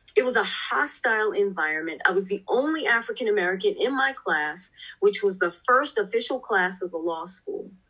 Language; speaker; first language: English; native; English